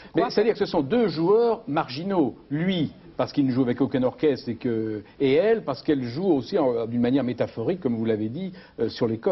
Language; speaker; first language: French; native; French